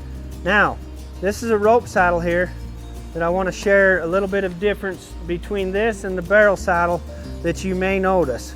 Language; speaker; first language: English; native; English